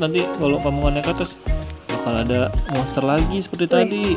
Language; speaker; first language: Indonesian; native; Indonesian